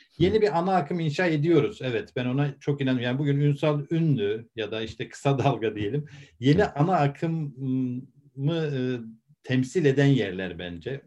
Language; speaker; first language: Turkish; native; Turkish